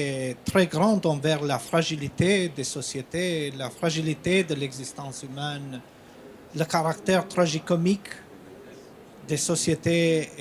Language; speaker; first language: French; non-native, fluent; Albanian